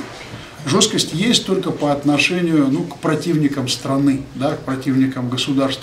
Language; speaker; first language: Russian; native; Russian